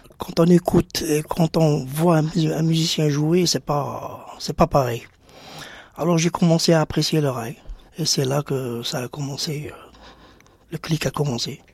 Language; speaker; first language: French; non-native, local second language; Arabic